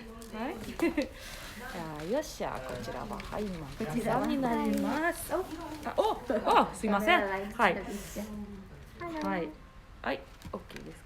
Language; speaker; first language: Japanese; non-native, learner; Russian